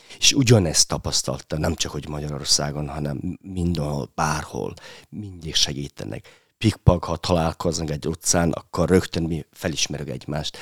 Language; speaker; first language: Hungarian; non-native, fluent; Mongolian